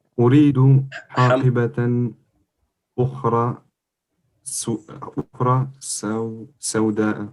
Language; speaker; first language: Arabic; non-native, learner; French